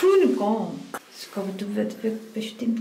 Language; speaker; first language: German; non-native, learner; Korean